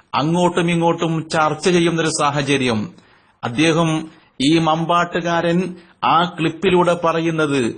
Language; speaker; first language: Malayalam; native; Malayalam